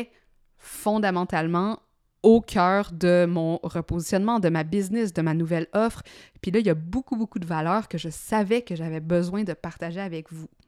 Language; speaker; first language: French; native; French